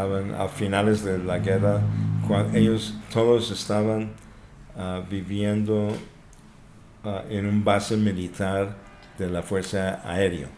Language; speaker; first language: Spanish; non-native, fluent; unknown